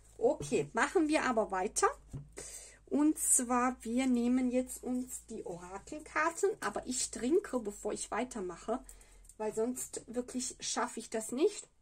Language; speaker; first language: German; non-native, fluent; Italian